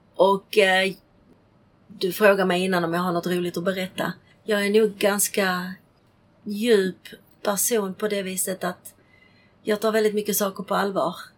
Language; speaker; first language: Swedish; early bilingual, other home language; Czech